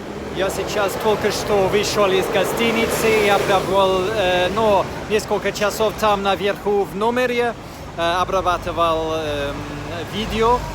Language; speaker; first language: Russian; non-native, fluent; English